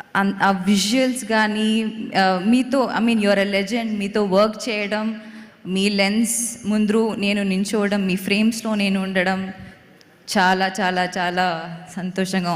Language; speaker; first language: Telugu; non-native, local second language; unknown